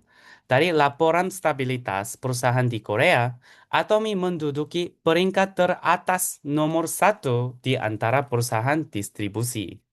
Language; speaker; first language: Indonesian; non-native, fluent; Korean